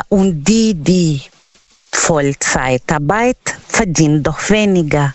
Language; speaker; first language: German; non-native, learner; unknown